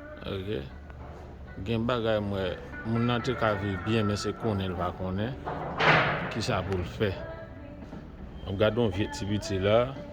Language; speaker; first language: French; non-native, learner; Haitian Creole